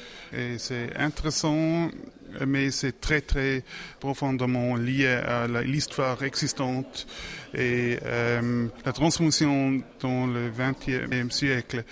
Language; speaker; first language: French; non-native, local second language; German